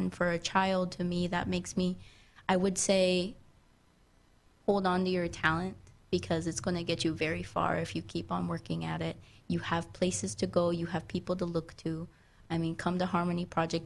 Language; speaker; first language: English; native; English